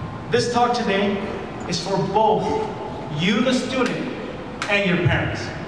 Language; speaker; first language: English; early bilingual, other home language; Spanish